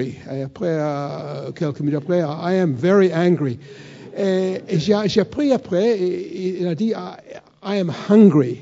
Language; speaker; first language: French; non-native, fluent; English